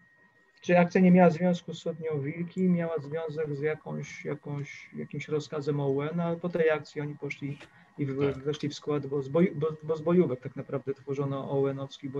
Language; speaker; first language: Polish; native; Polish